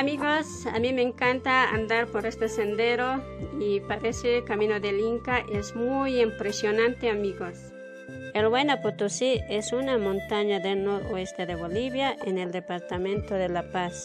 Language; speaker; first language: Spanish; native; Spanish